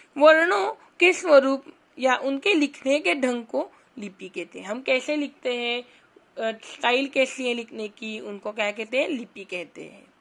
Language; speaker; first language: Hindi; non-native, local second language; Marathi